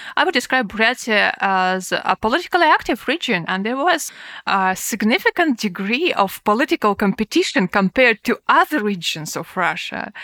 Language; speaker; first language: English; non-native, fluent; Russian